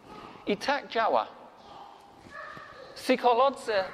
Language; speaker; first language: Polish; non-native, learner; English